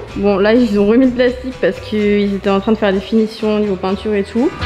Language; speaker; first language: French; native; French